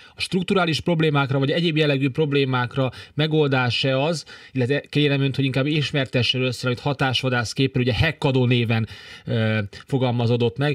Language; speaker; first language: Hungarian; native; Hungarian